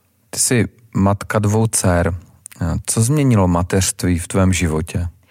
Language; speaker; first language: Czech; native; Czech